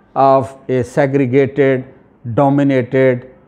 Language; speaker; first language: English; non-native, local second language; Urdu